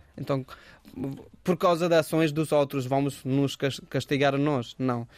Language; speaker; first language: Portuguese; non-native, fluent; Hindi